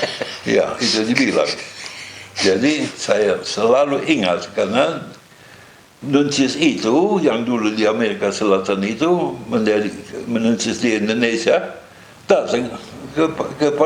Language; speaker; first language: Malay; non-native, fluent; Dutch